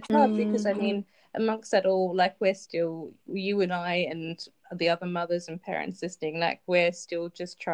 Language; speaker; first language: English; native; English